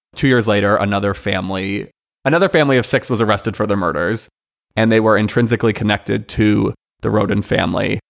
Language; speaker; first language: English; native; English